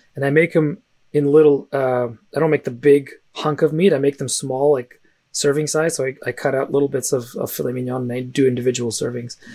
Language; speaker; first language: English; early bilingual, other home language; Russian